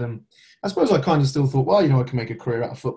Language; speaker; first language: English; native; English